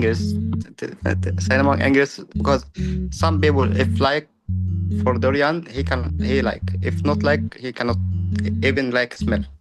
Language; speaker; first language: English; non-native, learner; Arabic